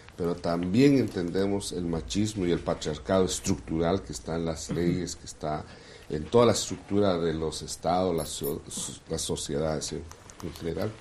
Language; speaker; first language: Spanish; non-native, local second language; Kʼicheʼ